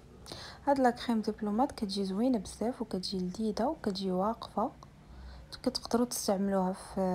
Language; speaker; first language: Arabic; native; Arabic